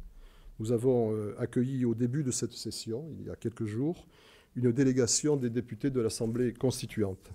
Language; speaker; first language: French; native; French